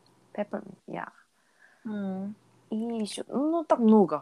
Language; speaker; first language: Russian; non-native, learner; Korean